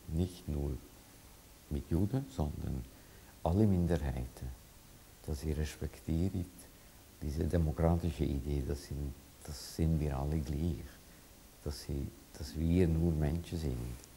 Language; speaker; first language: German; non-native, fluent; Hungarian